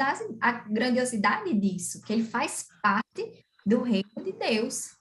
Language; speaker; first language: Portuguese; native; Portuguese